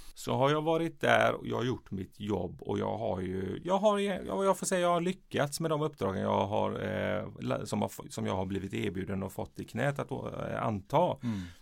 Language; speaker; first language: Swedish; early bilingual, other home language; Persian